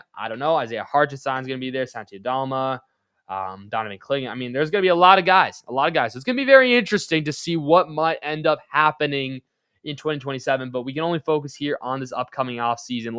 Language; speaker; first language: English; native; English